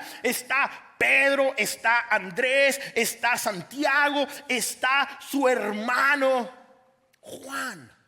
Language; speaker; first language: Spanish; native; Spanish